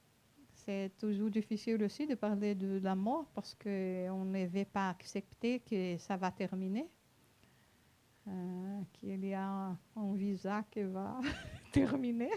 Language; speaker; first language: French; non-native, fluent; Portuguese